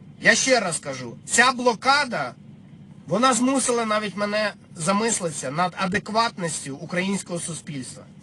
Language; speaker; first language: Ukrainian; non-native, local second language; Russian